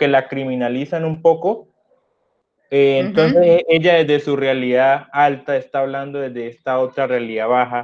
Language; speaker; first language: Spanish; native; Spanish